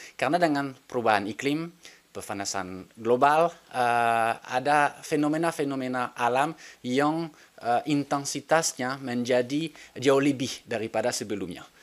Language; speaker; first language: Indonesian; non-native, fluent; French